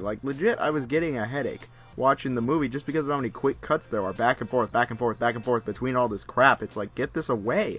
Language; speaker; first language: English; native; English